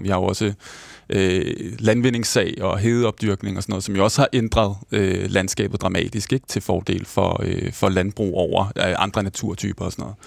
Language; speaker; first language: Danish; native; Danish